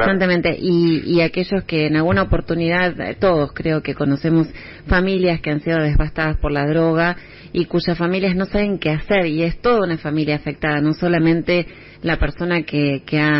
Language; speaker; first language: Spanish; native; Spanish